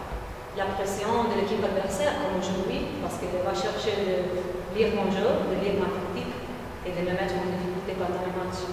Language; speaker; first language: French; non-native, fluent; Italian